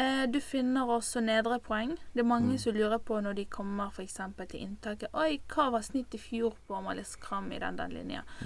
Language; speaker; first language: Norwegian; non-native, fluent; Arabic